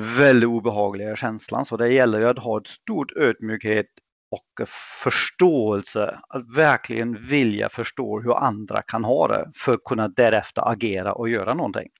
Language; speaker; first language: Swedish; non-native, fluent; German